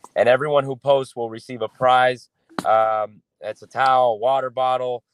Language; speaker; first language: English; native; English